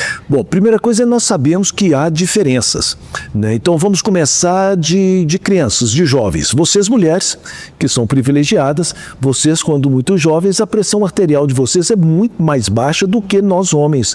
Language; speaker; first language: Portuguese; native; Portuguese